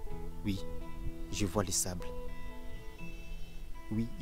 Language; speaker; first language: French; non-native, local second language; Lingala